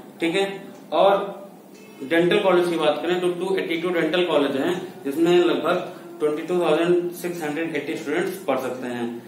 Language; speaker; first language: Hindi; native; Hindi